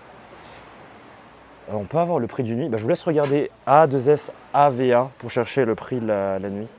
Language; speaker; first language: French; native; French